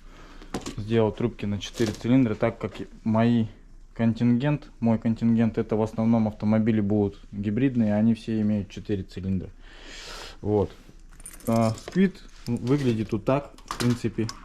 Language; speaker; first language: Russian; native; Russian